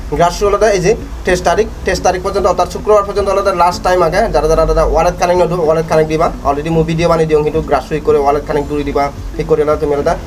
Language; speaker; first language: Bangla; non-native, local second language; Chakma